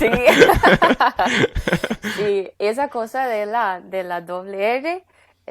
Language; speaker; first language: Spanish; non-native, fluent; English